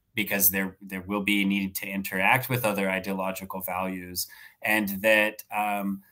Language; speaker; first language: English; native; English